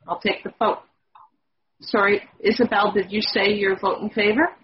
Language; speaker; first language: English; native; English